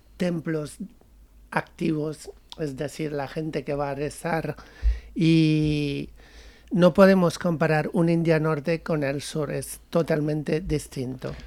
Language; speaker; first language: Spanish; non-native, fluent; Tamil